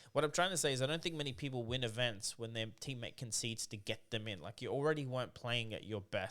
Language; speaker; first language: English; native; English